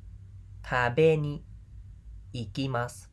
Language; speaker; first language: Japanese; non-native, fluent; Khmer